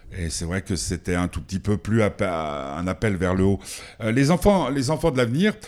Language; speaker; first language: French; native; French